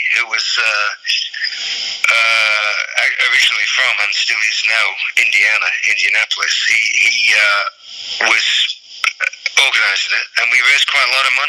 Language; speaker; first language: English; native; English